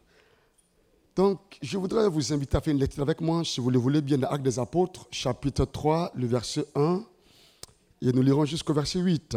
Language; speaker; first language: French; non-native, local second language; Mossi